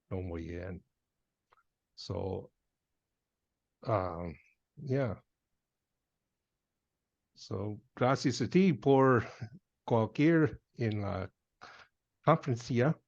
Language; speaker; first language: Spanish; non-native, learner; English